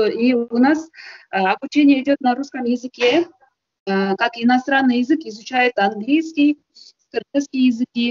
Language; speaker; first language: Russian; non-native, local second language; Kyrgyz